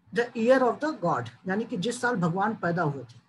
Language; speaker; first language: Hindi; native; Hindi